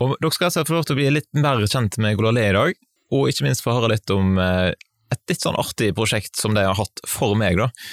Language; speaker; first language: Norwegian; native; Norwegian